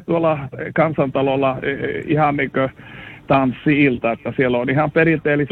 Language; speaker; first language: Finnish; early bilingual, heritage; Finnish